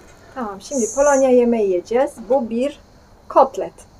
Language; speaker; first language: Turkish; non-native, fluent; Polish